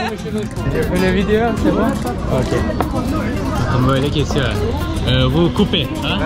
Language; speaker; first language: French; non-native, learner; Turkish